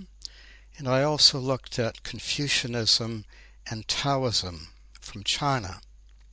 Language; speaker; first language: English; native; English